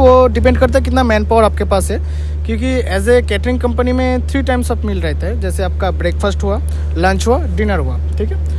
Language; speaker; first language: Hindi; non-native, local second language; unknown